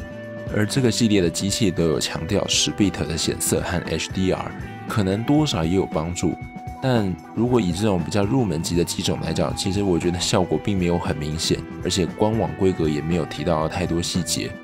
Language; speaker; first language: Chinese; native; Chinese